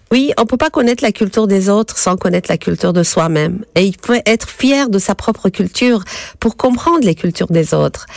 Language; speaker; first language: French; non-native, fluent; Persian